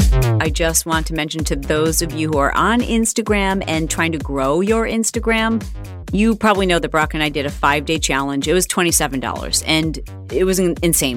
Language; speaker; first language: English; native; English